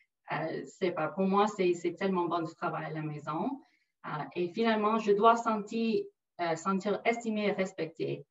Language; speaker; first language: French; non-native, local second language; English